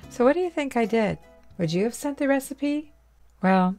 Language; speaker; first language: English; native; English